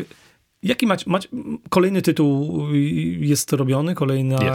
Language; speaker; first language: Polish; native; Polish